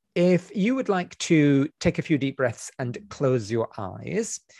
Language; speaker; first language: English; native; English